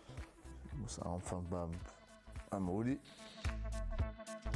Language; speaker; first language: German; non-native, learner; French